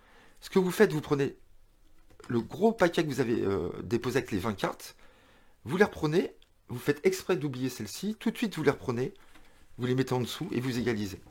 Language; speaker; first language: French; native; French